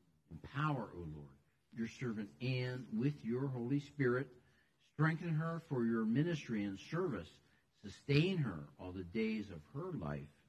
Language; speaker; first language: English; native; English